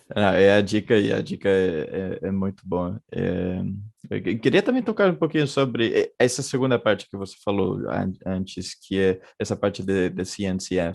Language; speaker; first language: Portuguese; non-native, fluent; Spanish